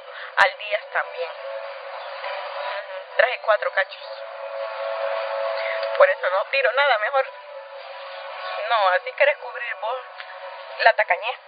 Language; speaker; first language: Spanish; native; Spanish